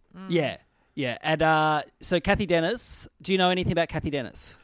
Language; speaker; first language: English; native; English